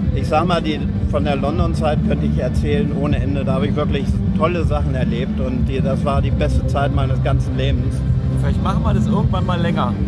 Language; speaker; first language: German; native; German